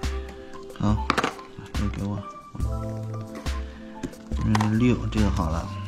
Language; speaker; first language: Chinese; native; Chinese